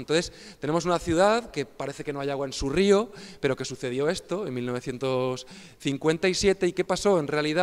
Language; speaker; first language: Spanish; native; Spanish